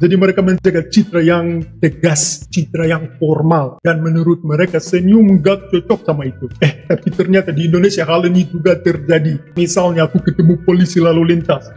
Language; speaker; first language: Indonesian; non-native, fluent; Russian